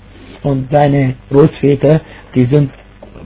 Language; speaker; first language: German; non-native, fluent; Arabic